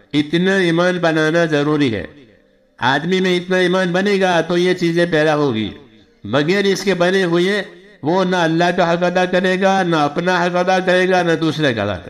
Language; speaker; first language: Urdu; non-native, local second language; Gujarati